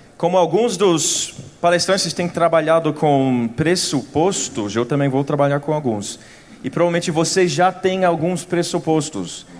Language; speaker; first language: Portuguese; non-native, fluent; English